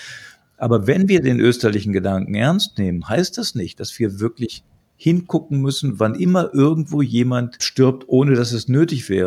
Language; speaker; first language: German; native; German